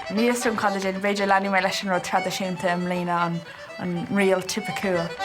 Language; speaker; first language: Irish; non-native, local second language; English